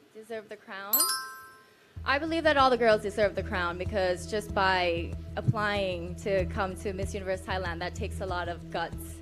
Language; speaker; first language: English; non-native, fluent; Thai